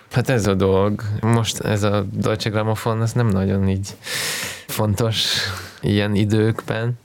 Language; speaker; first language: Hungarian; non-native, fluent; Russian